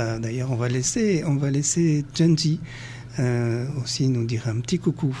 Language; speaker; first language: French; native; French